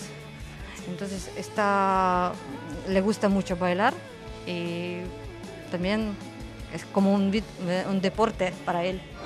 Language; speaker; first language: Spanish; non-native, fluent; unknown